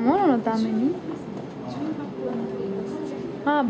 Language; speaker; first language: Japanese; non-native, learner; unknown